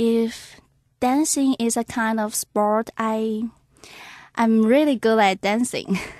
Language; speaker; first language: English; non-native, learner; Chinese